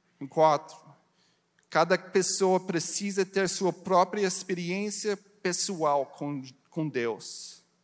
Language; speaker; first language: Portuguese; non-native, learner; English